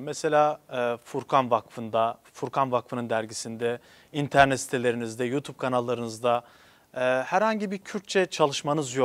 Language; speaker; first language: Turkish; non-native, local second language; Kurdish